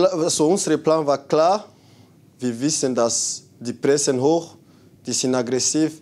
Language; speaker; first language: German; non-native, fluent; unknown